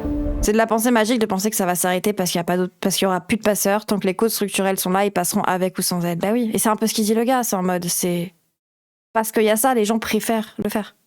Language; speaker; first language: French; native; French